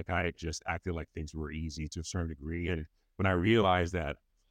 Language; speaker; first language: English; non-native, local second language; Yoruba